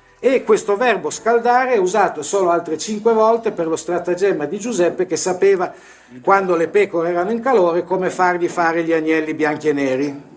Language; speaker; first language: Italian; native; Italian